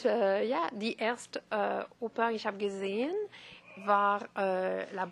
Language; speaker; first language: German; non-native, learner; French